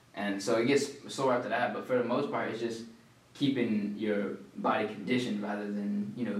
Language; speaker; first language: English; early bilingual, other home language; Filipino